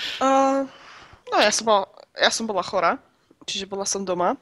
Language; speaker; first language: Slovak; native; Slovak